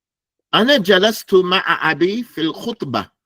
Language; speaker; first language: Arabic; non-native, fluent; English